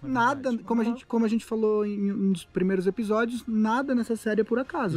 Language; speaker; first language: Portuguese; native; Portuguese